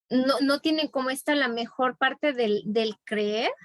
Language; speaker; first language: Spanish; native; Spanish